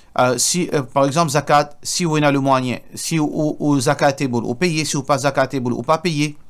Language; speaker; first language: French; non-native, local second language; Morisyen